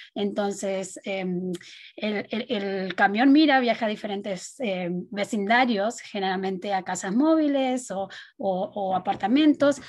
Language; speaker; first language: Spanish; native; Spanish